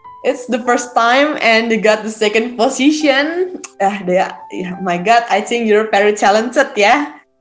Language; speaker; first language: English; non-native, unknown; Indonesian